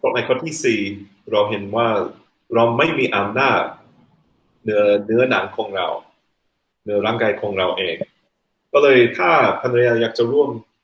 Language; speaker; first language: Thai; non-native, fluent; English